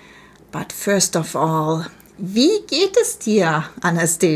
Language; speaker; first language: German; non-native, fluent; English